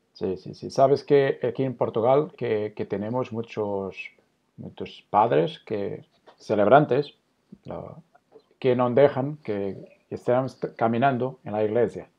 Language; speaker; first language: Spanish; non-native, learner; Portuguese